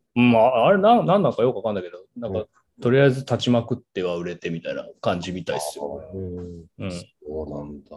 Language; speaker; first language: Japanese; native; Japanese